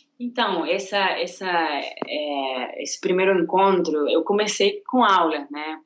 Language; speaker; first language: Portuguese; non-native, fluent; Spanish